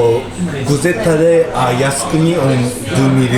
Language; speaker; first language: French; non-native, learner; Japanese